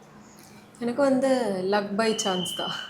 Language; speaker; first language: Tamil; early bilingual, heritage; Tamil